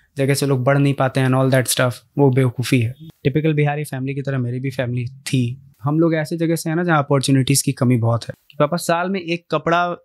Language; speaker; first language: Hindi; native; Hindi